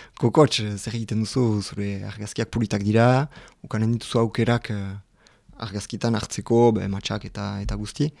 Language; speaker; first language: Basque; non-native, local second language; French